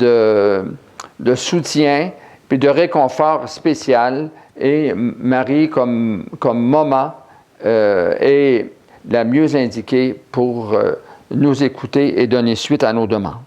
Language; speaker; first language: French; native; French